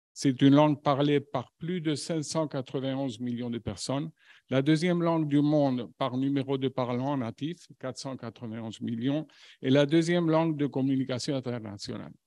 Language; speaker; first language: French; non-native, fluent; Spanish